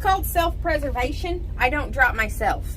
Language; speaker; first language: English; native; English